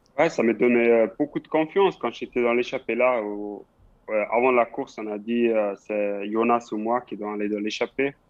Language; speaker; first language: French; non-native, local second language; Swiss German